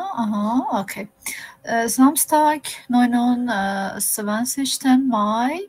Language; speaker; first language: German; non-native, learner; Persian